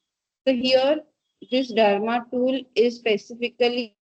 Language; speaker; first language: English; non-native, local second language; Marathi